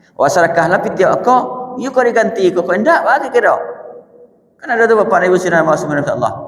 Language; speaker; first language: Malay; non-native, local second language; Minangkabau